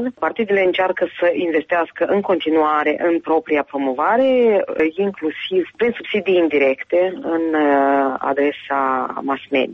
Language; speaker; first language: Romanian; native; Romanian